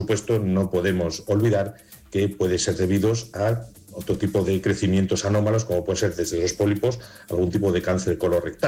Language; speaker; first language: Spanish; native; Spanish